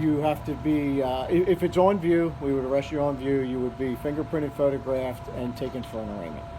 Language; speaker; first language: English; native; English